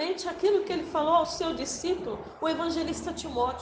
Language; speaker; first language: Portuguese; native; Portuguese